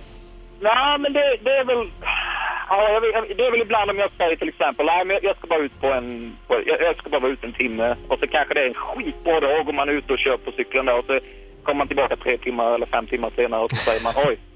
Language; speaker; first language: Swedish; native; Swedish